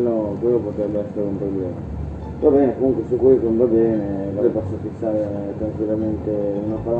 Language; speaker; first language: Italian; native; Italian